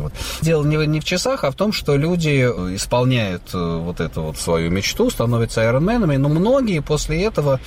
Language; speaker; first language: Russian; native; Russian